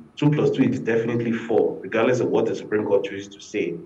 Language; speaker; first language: English; non-native, local second language; Yoruba